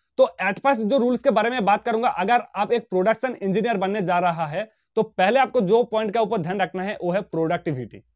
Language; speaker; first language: Hindi; non-native, local second language; Bangla